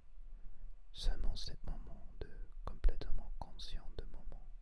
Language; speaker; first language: French; non-native, learner; Spanish